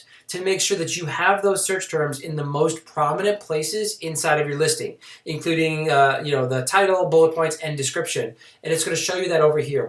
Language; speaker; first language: English; native; English